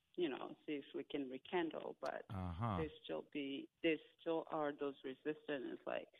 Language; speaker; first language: English; non-native, fluent; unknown